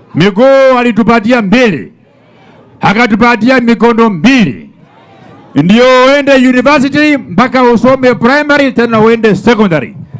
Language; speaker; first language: Swahili; non-native, local second language; Luyia